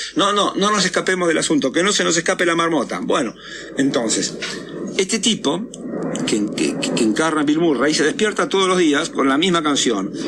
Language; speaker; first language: Spanish; native; Spanish